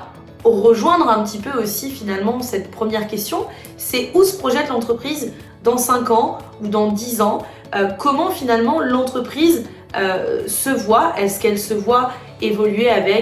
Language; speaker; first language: French; native; French